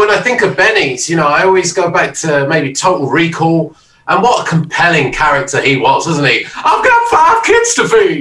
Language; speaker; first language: English; native; English